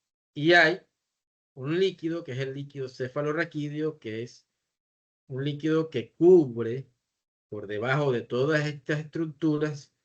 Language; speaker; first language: Spanish; native; Spanish